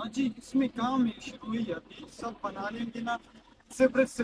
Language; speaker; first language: Hindi; non-native, fluent; Pashto